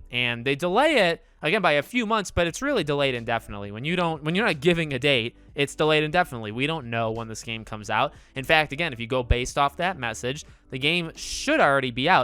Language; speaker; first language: English; native; English